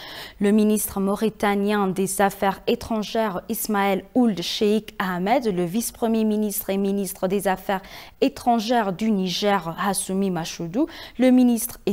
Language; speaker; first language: French; non-native, fluent; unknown